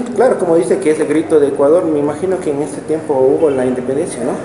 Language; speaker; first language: Spanish; native; Spanish